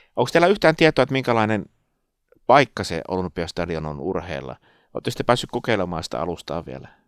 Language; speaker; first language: Finnish; native; Finnish